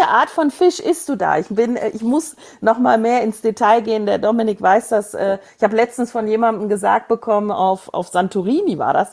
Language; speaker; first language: German; native; German